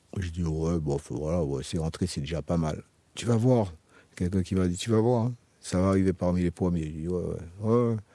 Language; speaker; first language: French; native; French